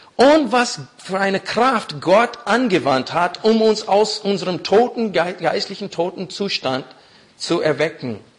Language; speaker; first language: German; non-native, fluent; English